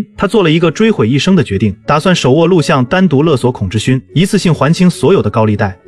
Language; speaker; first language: Chinese; native; Chinese